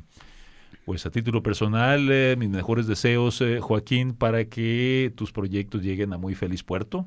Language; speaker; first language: Spanish; native; Spanish